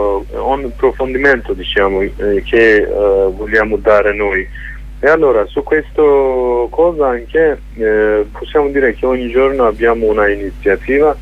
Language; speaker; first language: Italian; non-native, learner; Kurdish